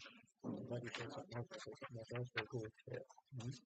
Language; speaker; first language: English; native; English